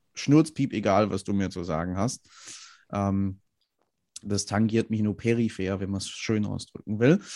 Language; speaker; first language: German; native; German